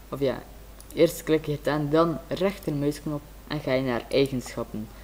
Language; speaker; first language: Dutch; native; Dutch